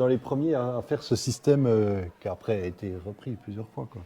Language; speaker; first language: French; native; French